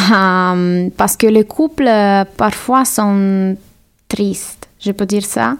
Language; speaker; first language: French; non-native, learner; Italian